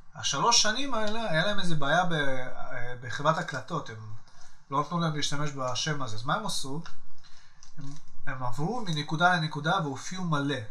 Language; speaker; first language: Hebrew; native; Hebrew